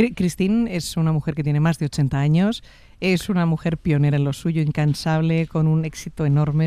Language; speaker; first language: Spanish; native; Spanish